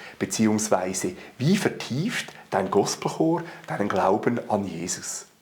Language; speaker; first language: German; native; German